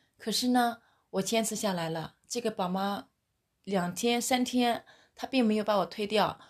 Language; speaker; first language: Chinese; native; Chinese